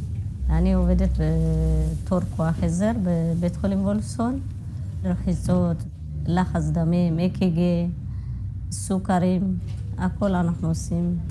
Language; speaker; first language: Hebrew; non-native, fluent; Amharic